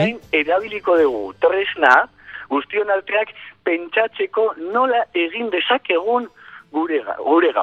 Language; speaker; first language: Basque; non-native, learner; Spanish